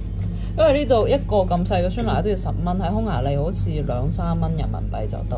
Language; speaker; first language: Cantonese; native; Cantonese